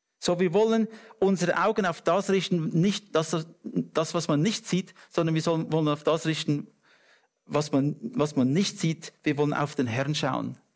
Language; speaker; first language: German; non-native, fluent; English